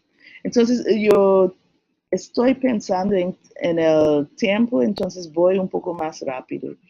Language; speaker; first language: Spanish; non-native, learner; English